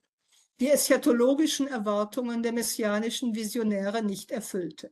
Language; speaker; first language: German; native; German